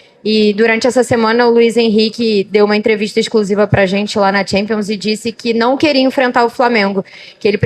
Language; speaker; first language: Portuguese; native; Portuguese